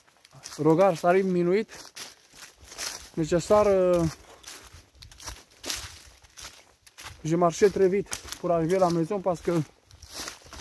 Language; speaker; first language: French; non-native, learner; Romanian